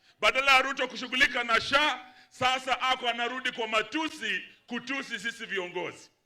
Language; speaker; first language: Swahili; non-native, local second language; Luyia